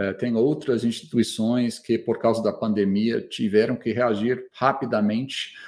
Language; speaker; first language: Portuguese; non-native, fluent; English